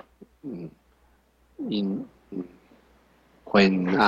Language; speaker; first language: English; non-native, learner; Chinese